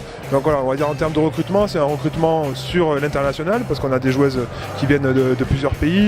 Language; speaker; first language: French; native; French